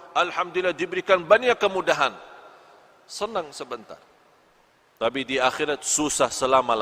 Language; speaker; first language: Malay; non-native, fluent; Arabic